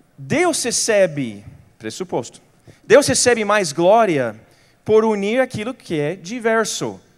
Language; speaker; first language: Portuguese; non-native, fluent; English